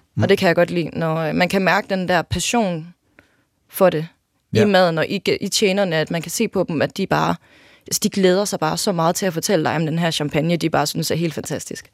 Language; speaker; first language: Danish; native; Danish